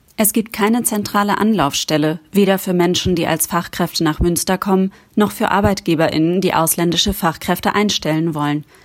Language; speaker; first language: German; native; German